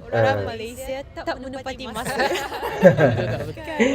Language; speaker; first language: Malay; non-native, fluent; Japanese